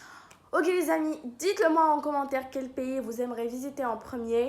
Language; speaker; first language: French; non-native, local second language; Arabic